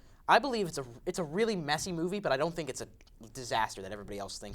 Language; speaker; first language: English; native; English